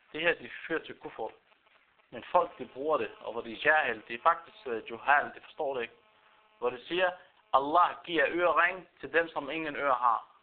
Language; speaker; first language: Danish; non-native, fluent; Arabic